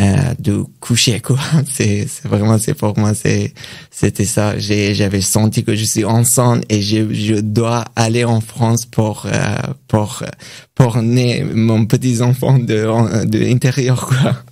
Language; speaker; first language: French; non-native, learner; Persian